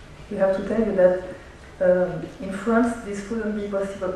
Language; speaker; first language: English; non-native, fluent; French